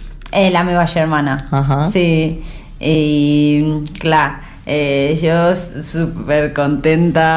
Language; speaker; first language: Catalan; non-native, learner; Spanish